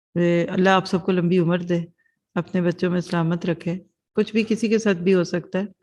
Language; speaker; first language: Urdu; non-native, local second language; Punjabi